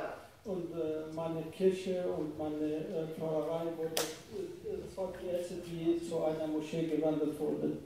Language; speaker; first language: German; non-native, fluent; Arabic